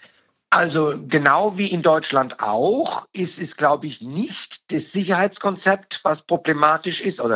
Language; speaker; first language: German; native; German